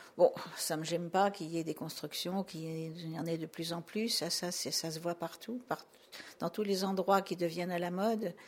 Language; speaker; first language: French; native; French